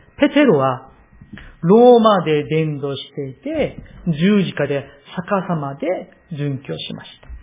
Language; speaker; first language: Japanese; non-native, fluent; Korean